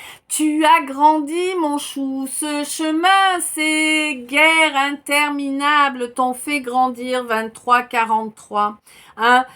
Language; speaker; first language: French; native; French